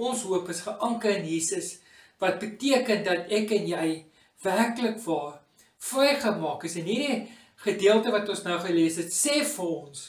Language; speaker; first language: Afrikaans; native; Afrikaans